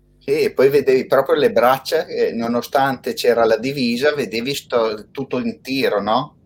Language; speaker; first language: Italian; native; Italian